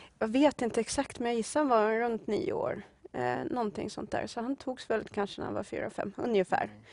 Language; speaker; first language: Swedish; native; Swedish